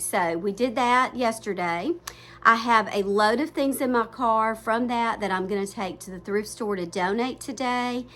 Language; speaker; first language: English; native; English